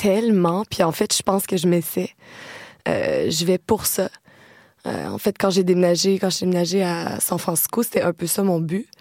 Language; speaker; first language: French; native; French